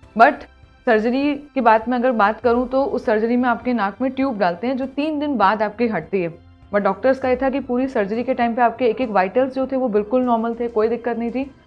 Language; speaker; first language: Hindi; native; Hindi